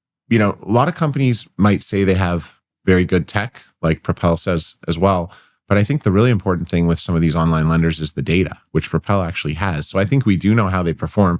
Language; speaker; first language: English; native; English